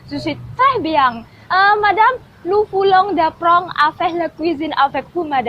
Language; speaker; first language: French; non-native, learner; Indonesian